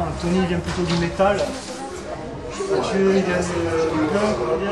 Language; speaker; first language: French; native; French